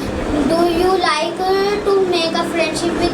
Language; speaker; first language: English; non-native, learner; Hindi